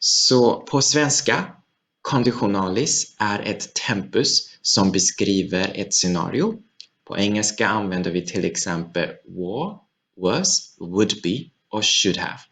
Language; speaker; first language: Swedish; non-native, fluent; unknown